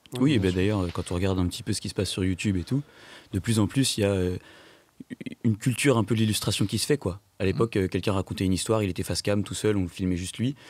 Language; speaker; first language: French; native; French